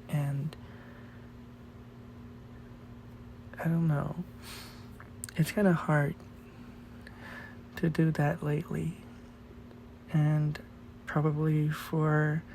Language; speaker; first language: English; non-native, fluent; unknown